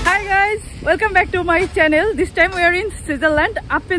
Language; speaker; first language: English; non-native, local second language; Bangla